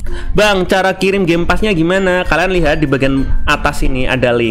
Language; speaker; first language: Indonesian; native; Indonesian